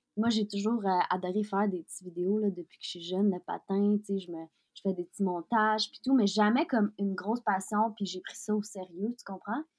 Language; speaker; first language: French; early bilingual, other home language; Russian